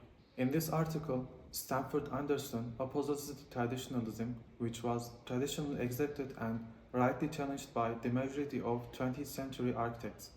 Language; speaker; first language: English; non-native, learner; Turkish